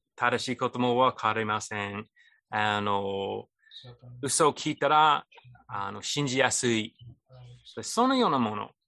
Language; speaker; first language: Japanese; non-native, fluent; English